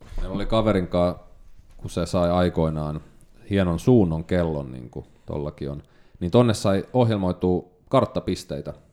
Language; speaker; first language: Finnish; native; Finnish